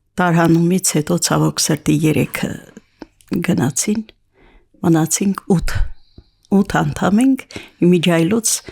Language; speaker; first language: Armenian; native; Armenian